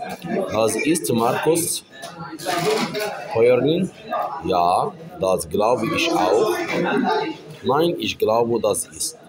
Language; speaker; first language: German; non-native, learner; Arabic